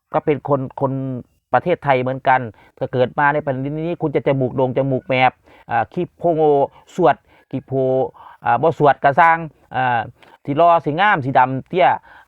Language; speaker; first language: Thai; native; Thai